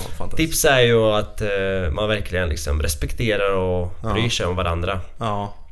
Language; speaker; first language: Swedish; non-native, fluent; Latvian